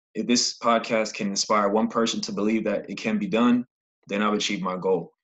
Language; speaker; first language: English; native; English